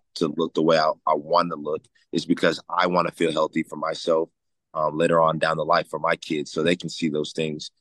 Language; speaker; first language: English; native; English